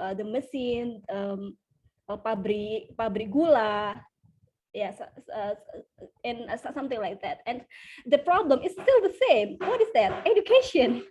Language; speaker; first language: English; non-native, fluent; Indonesian